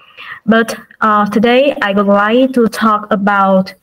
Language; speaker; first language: English; non-native, learner; Vietnamese